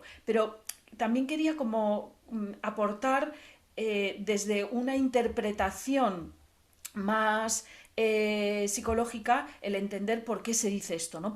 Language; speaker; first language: Spanish; native; Spanish